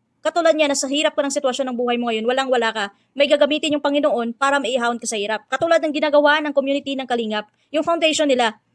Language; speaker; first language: Filipino; non-native, local second language; Hiligaynon